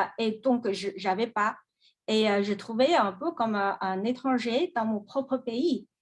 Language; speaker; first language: French; non-native, fluent; Chinese